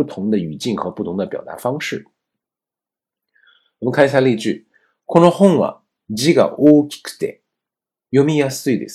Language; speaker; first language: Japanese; non-native, fluent; Chinese